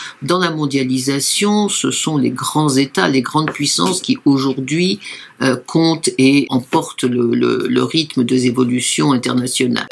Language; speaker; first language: French; native; French